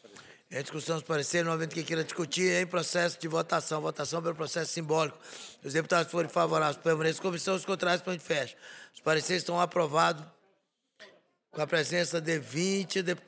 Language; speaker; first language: Portuguese; native; Portuguese